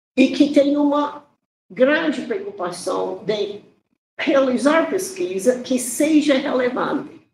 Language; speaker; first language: Portuguese; non-native, fluent; English